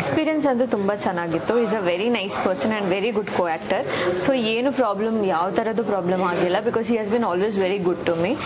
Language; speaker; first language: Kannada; non-native, local second language; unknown